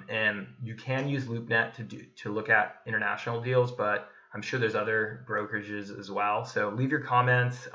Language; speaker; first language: English; native; English